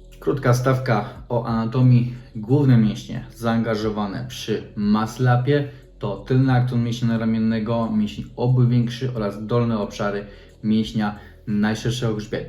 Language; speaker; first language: Polish; native; Polish